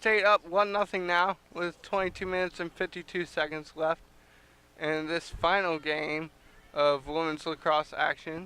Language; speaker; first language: English; native; English